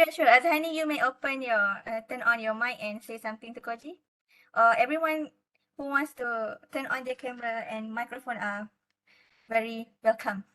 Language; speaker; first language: English; non-native, local second language; Malay